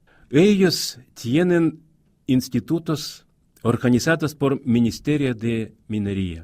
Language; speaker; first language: Spanish; non-native, fluent; Russian